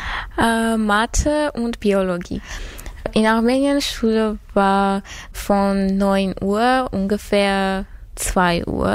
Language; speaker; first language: German; non-native, learner; Armenian